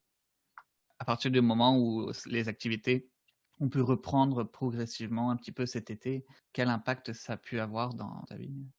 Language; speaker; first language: French; native; French